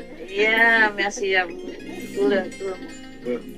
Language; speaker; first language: French; non-native, learner; Vietnamese